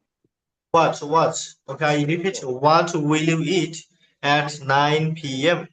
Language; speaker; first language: English; non-native, learner; Bangla